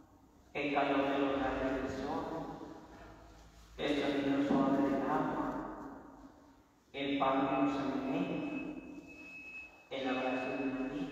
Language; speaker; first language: Spanish; native; Spanish